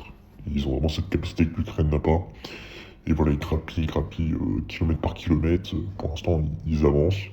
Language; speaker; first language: French; native; French